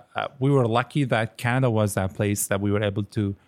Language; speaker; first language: English; non-native, fluent; Arabic